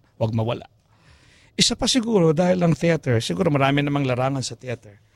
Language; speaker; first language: Filipino; non-native, local second language; Pampanga